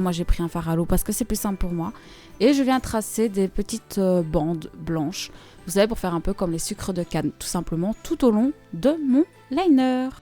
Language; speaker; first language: French; native; French